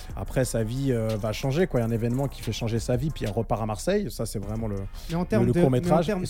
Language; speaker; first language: French; native; French